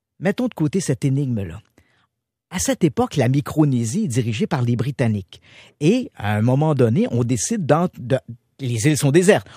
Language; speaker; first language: French; native; French